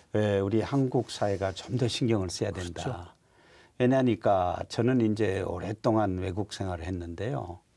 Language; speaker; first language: Korean; native; Korean